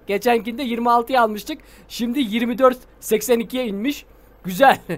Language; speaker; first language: Turkish; native; Turkish